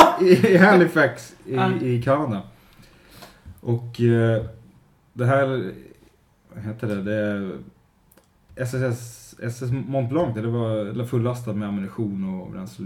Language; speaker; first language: Swedish; native; Swedish